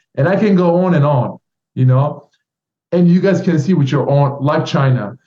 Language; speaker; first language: English; non-native, fluent; Turkish